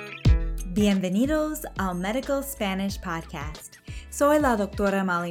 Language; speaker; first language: Spanish; non-native, fluent; English